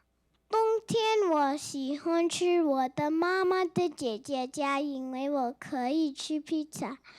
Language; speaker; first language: Chinese; non-native, learner; English